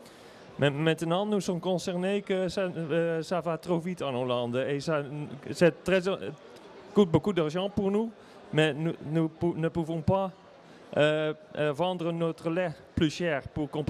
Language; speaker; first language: French; non-native, learner; Dutch